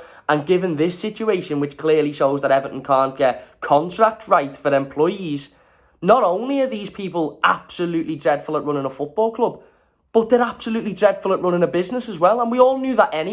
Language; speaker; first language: English; native; English